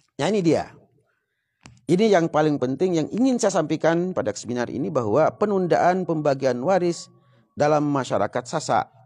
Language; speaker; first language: Indonesian; non-native, local second language; Sasak